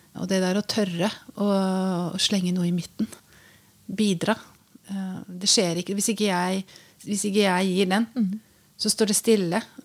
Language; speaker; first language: Norwegian; native; Norwegian